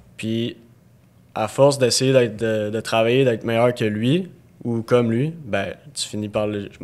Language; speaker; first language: French; native; French